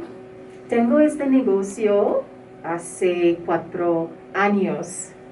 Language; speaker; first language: Spanish; non-native, learner; English